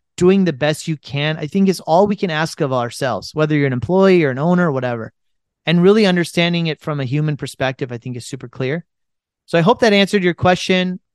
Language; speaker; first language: English; native; English